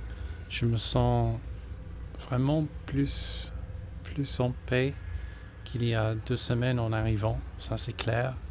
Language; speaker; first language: French; non-native, fluent; English